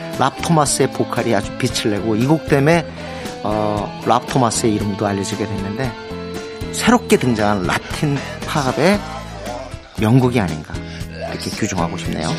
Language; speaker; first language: Korean; native; Korean